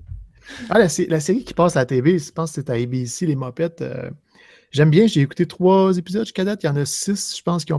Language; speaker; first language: French; native; French